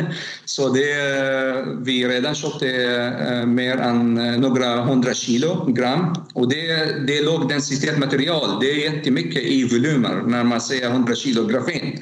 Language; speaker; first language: Swedish; non-native, fluent; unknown